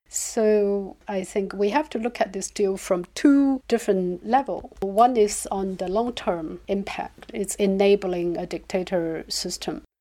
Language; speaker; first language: English; non-native, fluent; Chinese